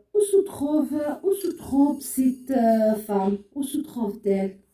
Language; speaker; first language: French; non-native, local second language; Arabic